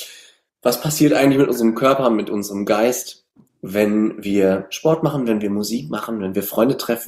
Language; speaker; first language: German; native; German